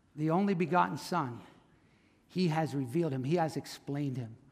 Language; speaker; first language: English; native; English